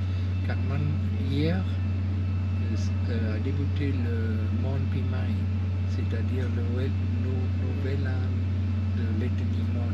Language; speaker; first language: French; non-native, fluent; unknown